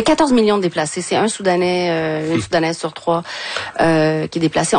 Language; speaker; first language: French; native; French